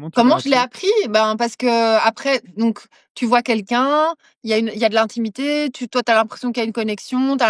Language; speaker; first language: French; native; French